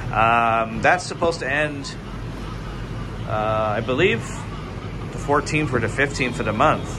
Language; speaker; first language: English; native; English